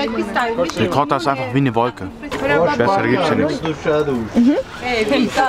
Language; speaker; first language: German; native; German